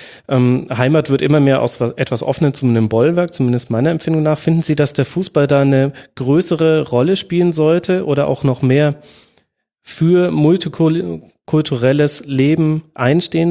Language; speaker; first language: German; native; German